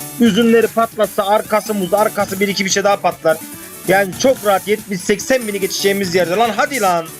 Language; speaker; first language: Turkish; native; Turkish